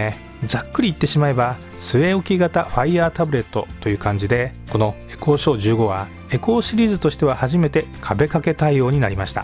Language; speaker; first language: Japanese; native; Japanese